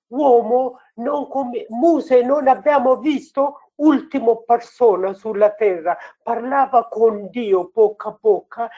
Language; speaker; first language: Italian; non-native, learner; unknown